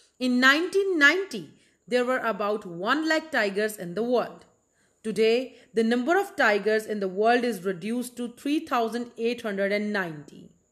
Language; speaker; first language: English; non-native, local second language; Punjabi